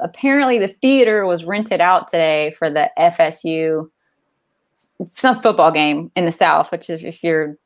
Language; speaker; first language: English; native; English